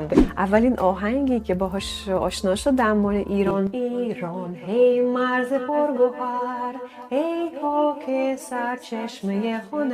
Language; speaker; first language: Persian; non-native, fluent; Russian